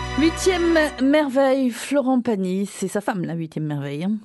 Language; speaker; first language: French; native; French